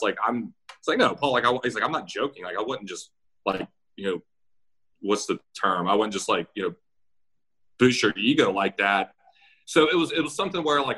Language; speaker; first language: English; native; English